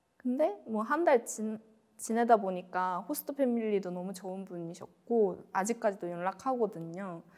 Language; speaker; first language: Korean; non-native, fluent; Japanese